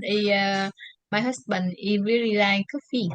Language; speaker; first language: English; non-native, learner; Vietnamese